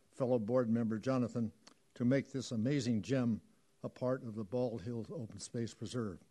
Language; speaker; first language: English; native; English